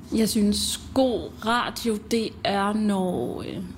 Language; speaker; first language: Danish; early bilingual, other home language; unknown